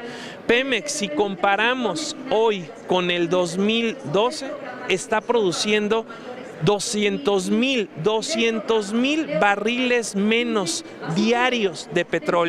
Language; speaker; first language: Spanish; native; Spanish